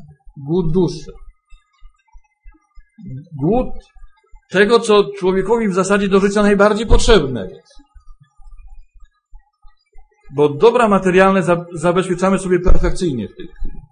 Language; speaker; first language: Polish; native; Polish